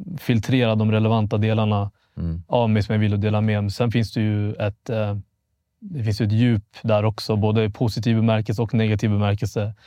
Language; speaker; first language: Swedish; early bilingual, other home language; Amharic